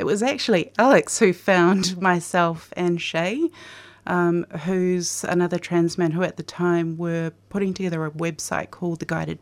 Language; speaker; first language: English; native; English